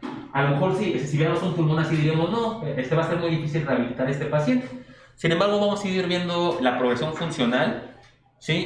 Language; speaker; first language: Spanish; native; Spanish